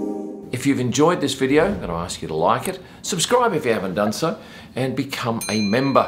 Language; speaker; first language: English; native; English